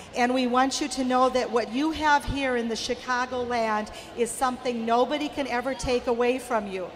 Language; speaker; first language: English; early bilingual, other home language; Czech